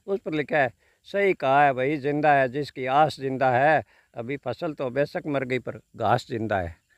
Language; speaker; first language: Hindi; native; Hindi